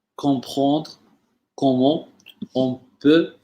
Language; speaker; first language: French; non-native, local second language; Arabic